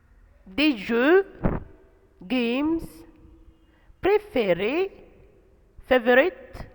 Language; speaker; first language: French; non-native, fluent; Arabic